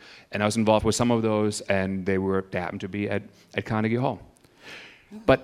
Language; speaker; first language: English; native; English